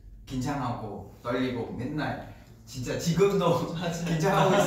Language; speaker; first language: Korean; non-native, learner; Vietnamese